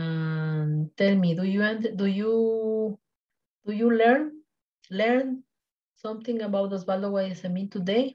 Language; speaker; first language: English; non-native, learner; Spanish